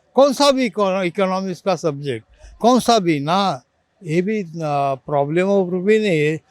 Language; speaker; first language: Hindi; non-native, local second language; Marathi